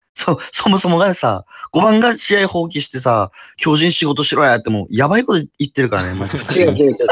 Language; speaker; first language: Japanese; native; Japanese